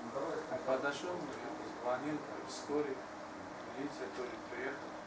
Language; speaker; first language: Russian; non-native, learner; Tajik